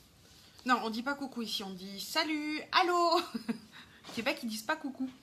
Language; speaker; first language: French; native; French